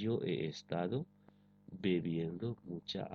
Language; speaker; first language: Spanish; non-native, fluent; Urdu